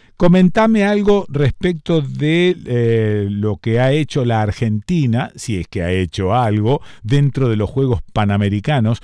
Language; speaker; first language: Spanish; native; Spanish